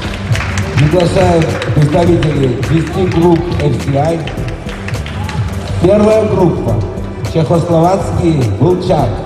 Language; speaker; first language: Russian; non-native, fluent; Georgian